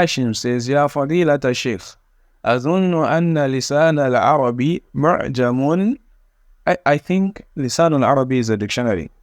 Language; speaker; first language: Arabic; non-native, fluent; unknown